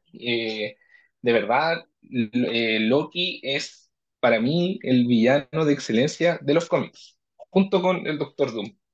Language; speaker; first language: Spanish; native; Spanish